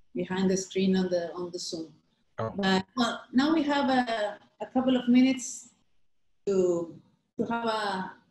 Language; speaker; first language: English; non-native, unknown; Spanish